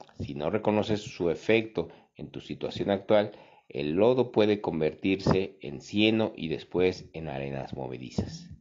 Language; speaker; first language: Spanish; native; Spanish